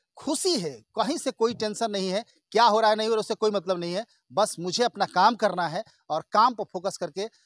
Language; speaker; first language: Hindi; native; Hindi